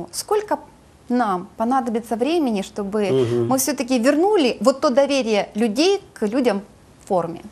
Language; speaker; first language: Russian; native; Russian